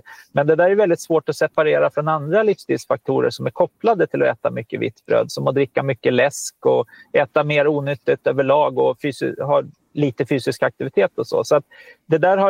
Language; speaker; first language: Swedish; native; Swedish